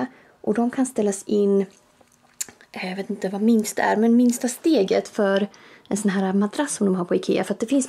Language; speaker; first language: Swedish; native; Swedish